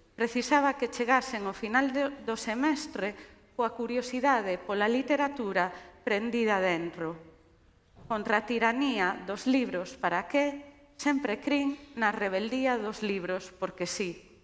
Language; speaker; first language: Galician; non-native, local second language; Spanish